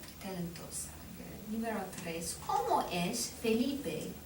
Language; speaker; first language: Spanish; non-native, learner; English